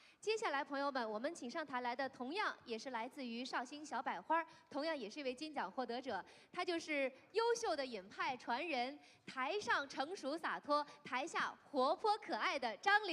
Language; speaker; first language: Chinese; native; Chinese